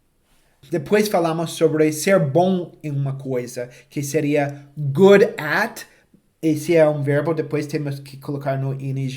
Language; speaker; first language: Portuguese; non-native, fluent; English